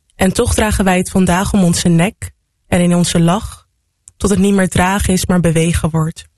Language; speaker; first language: Dutch; native; Dutch